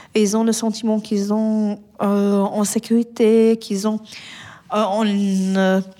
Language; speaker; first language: French; non-native, fluent; Arabic